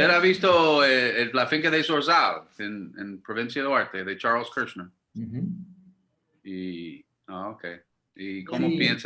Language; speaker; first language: Spanish; non-native, fluent; English